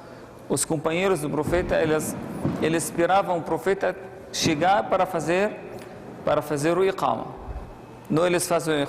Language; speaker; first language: Portuguese; non-native, fluent; Arabic